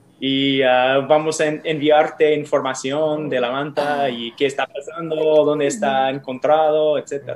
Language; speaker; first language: Spanish; non-native, learner; English